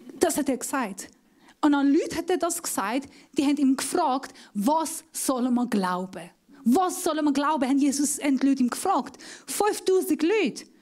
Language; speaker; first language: German; non-native, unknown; Persian